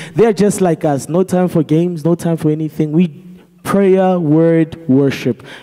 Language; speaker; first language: English; non-native, local second language; Zulu